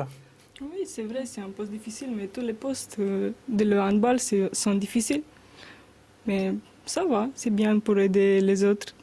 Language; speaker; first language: French; non-native, learner; Romanian